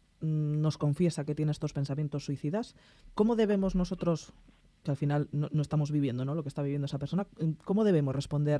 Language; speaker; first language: Spanish; native; Spanish